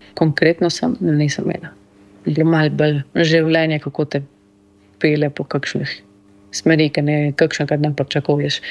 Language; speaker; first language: Slovenian; early bilingual, heritage; Slovenian